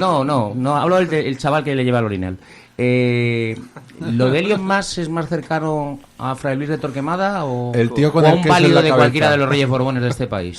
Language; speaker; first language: Spanish; native; Spanish